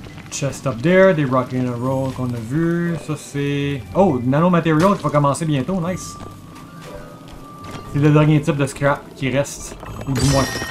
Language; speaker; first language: French; native; French